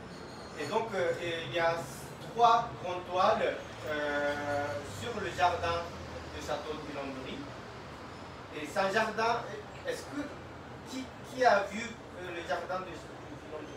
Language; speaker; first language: French; non-native, fluent; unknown